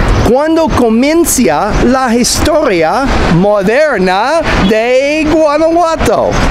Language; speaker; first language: Spanish; non-native, learner; English